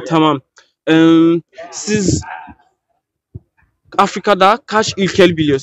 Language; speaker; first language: Turkish; non-native, learner; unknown